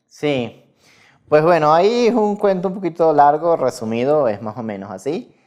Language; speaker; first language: Spanish; native; Spanish